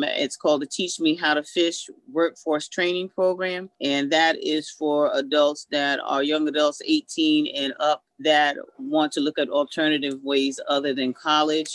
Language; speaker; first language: English; native; English